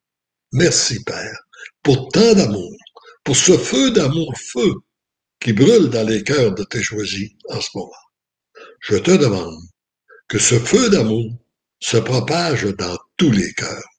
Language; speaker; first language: French; native; French